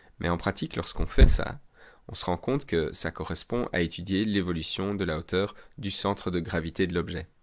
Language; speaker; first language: French; native; French